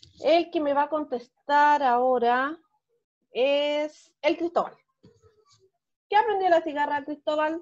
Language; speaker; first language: Spanish; native; Spanish